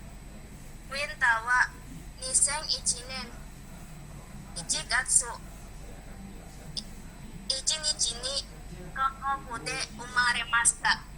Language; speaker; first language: Japanese; non-native, learner; Indonesian